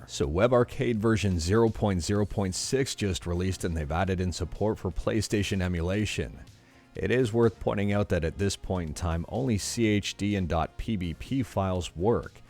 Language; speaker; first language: English; native; English